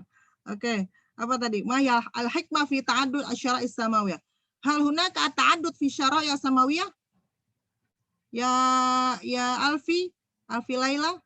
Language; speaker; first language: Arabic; non-native, fluent; Indonesian